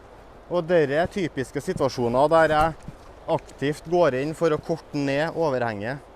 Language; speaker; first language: Norwegian; native; Norwegian